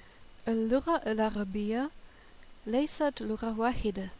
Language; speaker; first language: Arabic; non-native, learner; German